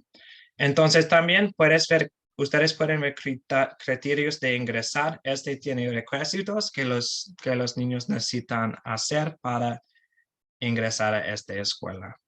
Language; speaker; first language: Spanish; non-native, learner; English